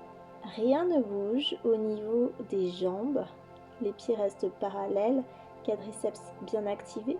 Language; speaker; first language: French; native; French